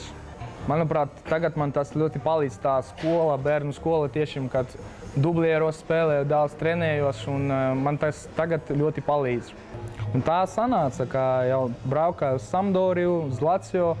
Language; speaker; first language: Latvian; non-native, local second language; Russian